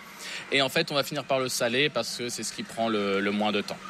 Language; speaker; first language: French; native; French